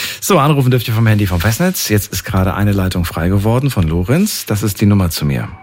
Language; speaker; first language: German; native; German